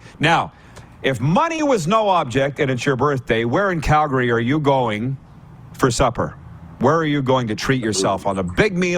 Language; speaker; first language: English; native; English